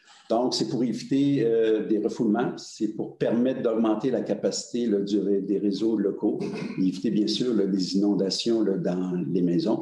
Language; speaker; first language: French; native; French